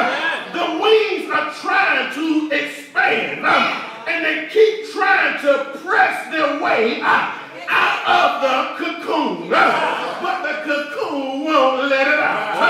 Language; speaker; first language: English; native; English